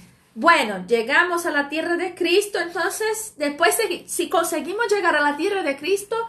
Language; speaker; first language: Spanish; non-native, fluent; Portuguese